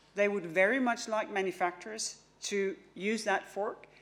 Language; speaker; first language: English; non-native, fluent; Danish